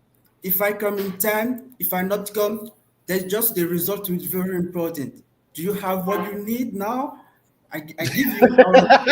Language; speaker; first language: English; non-native, learner; French